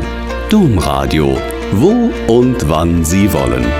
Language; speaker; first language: German; native; German